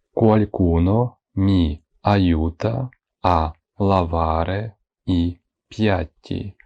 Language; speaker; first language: Italian; non-native, fluent; Ukrainian